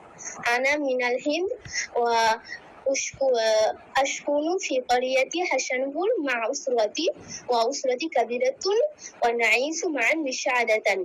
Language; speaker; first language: Arabic; non-native, learner; Bangla